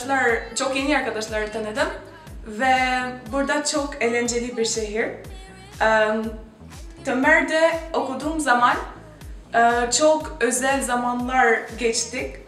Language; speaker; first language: Turkish; non-native, learner; Albanian